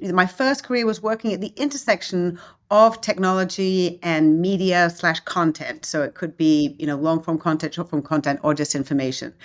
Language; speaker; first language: English; native; English